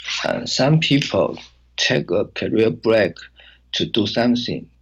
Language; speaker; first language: English; non-native, learner; Chinese